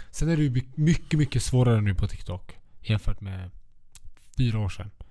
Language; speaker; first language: Swedish; early bilingual, other home language; Kurdish